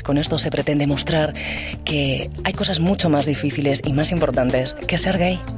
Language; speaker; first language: Spanish; native; Spanish